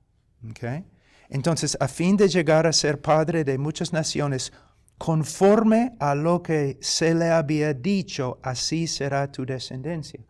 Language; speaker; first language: Spanish; non-native, fluent; English